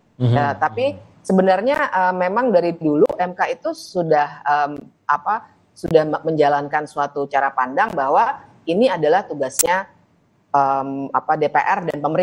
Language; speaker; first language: Indonesian; native; Indonesian